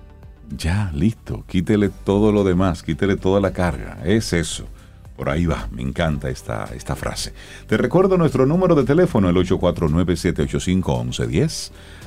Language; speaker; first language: Spanish; native; Spanish